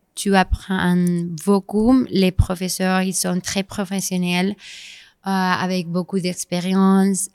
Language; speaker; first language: French; non-native, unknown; Spanish